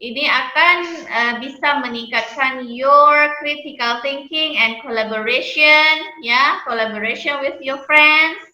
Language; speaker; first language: English; non-native, fluent; Indonesian